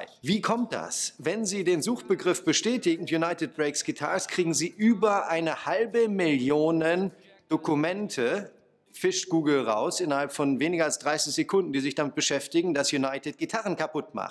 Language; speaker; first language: German; native; German